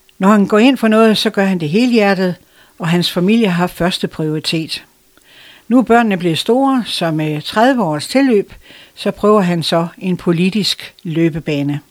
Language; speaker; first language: Danish; native; Danish